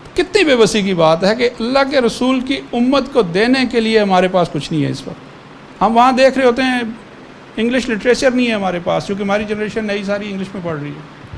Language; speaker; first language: Urdu; native; Urdu